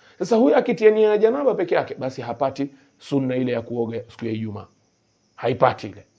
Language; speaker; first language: Swahili; native; Swahili